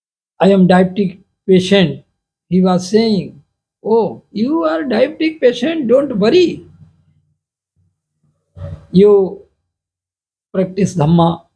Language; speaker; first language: English; non-native, local second language; Hindi